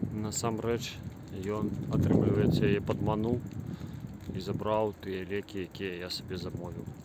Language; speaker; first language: Belarusian; native; Belarusian